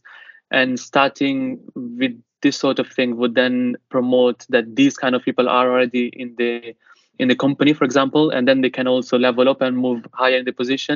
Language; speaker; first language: English; non-native, fluent; Italian